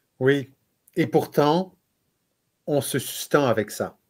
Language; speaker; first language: French; native; French